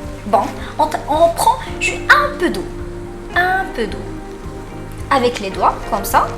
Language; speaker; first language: French; non-native, local second language; Arabic